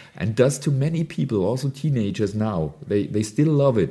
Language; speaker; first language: English; non-native, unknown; German